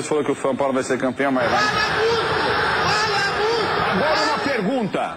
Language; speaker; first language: Portuguese; native; Portuguese